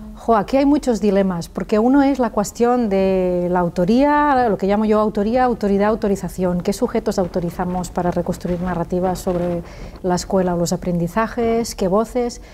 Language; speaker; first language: Spanish; native; Spanish